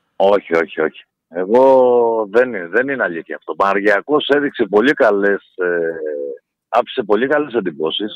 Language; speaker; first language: Greek; native; Greek